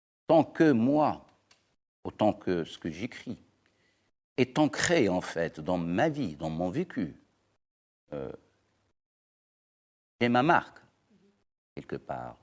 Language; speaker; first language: French; non-native, local second language; Arabic